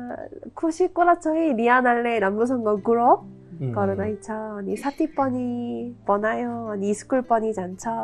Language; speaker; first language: Nepali; non-native, learner; Korean